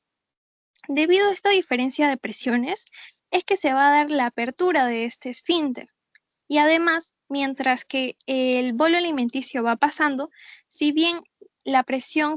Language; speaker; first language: Spanish; native; Spanish